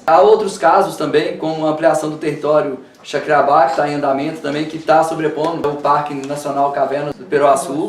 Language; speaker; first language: Portuguese; native; Portuguese